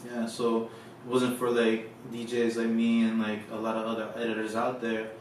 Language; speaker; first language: English; early bilingual, other home language; Filipino